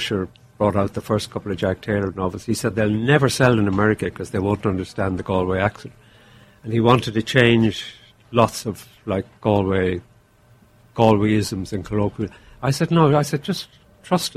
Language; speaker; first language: English; native; English